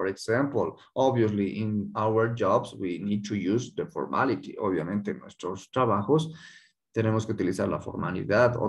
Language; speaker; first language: Spanish; native; Spanish